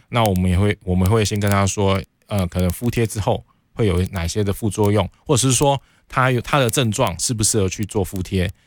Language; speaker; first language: Chinese; native; Chinese